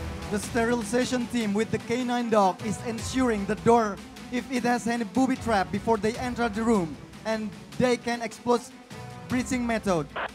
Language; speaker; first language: English; non-native, fluent; Indonesian